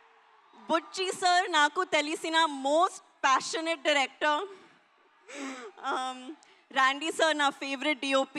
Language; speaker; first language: Telugu; non-native, learner; Hindi